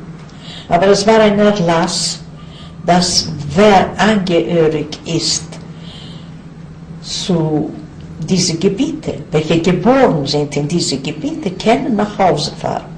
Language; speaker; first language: German; non-native, fluent; Yiddish